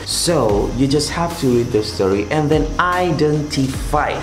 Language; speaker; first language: English; non-native, local second language; Malay